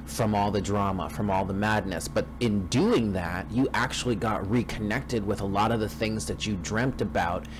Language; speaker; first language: English; native; English